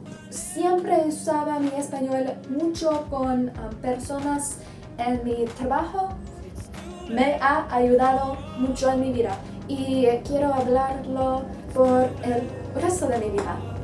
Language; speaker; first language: Spanish; early bilingual, heritage; English